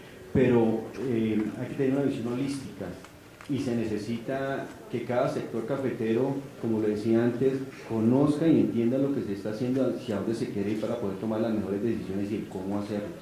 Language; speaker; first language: Spanish; native; Spanish